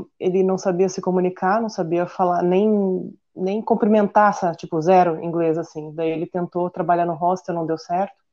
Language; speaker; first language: Portuguese; native; Portuguese